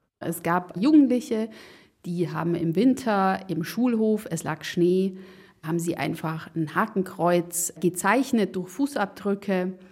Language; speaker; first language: German; native; German